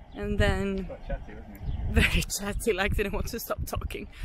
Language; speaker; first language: English; non-native, fluent; Swedish